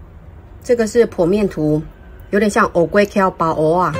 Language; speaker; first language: Chinese; native; Chinese